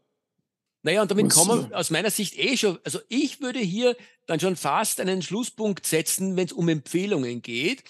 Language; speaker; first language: German; native; German